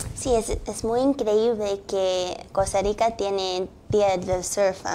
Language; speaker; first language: Spanish; early bilingual, heritage; English